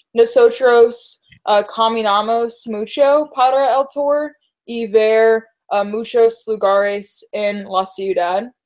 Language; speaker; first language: Spanish; non-native, learner; English